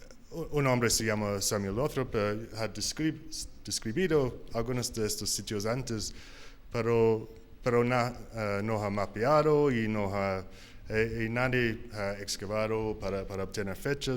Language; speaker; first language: Spanish; non-native, learner; English